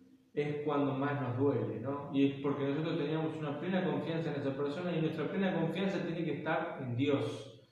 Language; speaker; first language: Spanish; native; Spanish